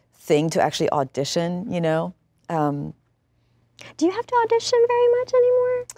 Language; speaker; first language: English; non-native, fluent; German